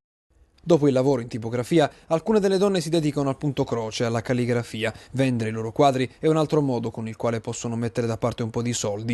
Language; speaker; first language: Italian; native; Italian